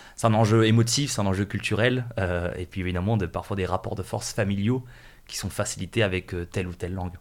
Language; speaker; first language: French; native; French